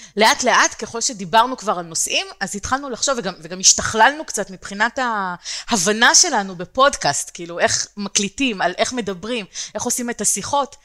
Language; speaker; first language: Hebrew; native; Hebrew